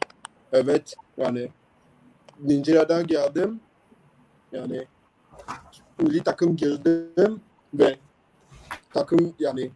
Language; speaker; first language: Turkish; non-native, learner; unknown